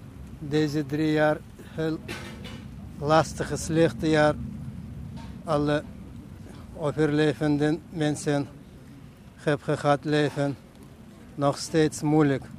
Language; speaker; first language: Dutch; non-native, learner; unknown